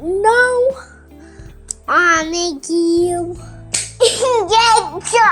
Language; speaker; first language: English; non-native, local second language; Jamaican Creole English